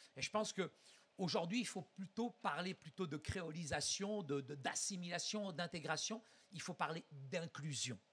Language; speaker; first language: French; early bilingual, other home language; Arabic